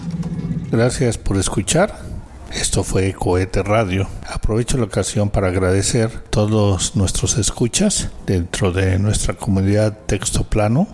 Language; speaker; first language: Spanish; native; Spanish